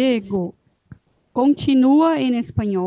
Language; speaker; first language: Spanish; non-native, learner; Portuguese